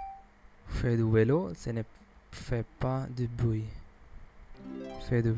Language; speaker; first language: French; non-native, learner; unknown